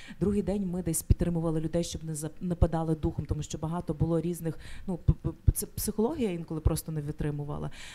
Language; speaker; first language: Ukrainian; native; Ukrainian